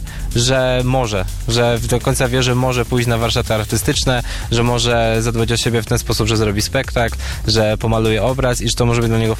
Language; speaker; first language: Polish; native; Polish